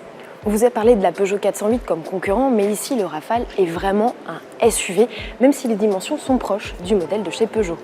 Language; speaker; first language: French; native; French